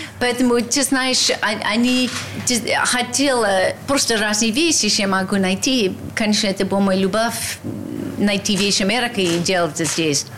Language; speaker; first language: Russian; non-native, learner; English